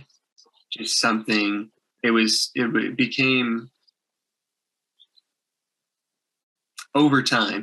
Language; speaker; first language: English; native; English